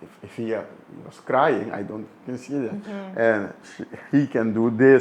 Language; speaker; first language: English; non-native, fluent; Dutch